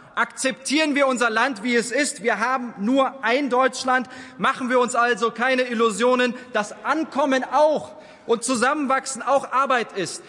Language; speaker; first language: German; early bilingual, other home language; Turkish